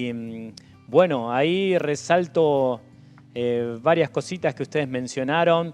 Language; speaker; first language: Spanish; native; Spanish